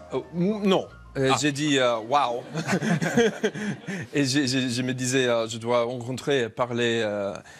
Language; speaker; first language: French; non-native, learner; English